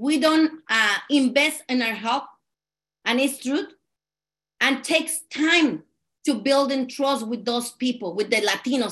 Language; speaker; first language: English; non-native, learner; Spanish